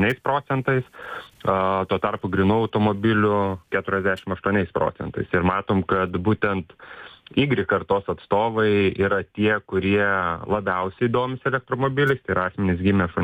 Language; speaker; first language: Lithuanian; native; Lithuanian